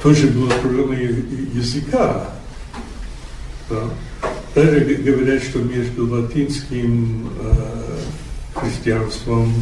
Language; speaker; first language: Russian; non-native, fluent; English